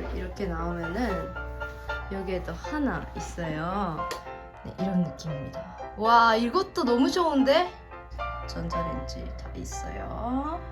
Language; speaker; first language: Korean; non-native, fluent; Japanese